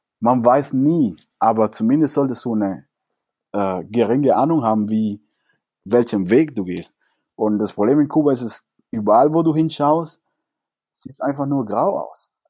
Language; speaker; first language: German; non-native, fluent; Spanish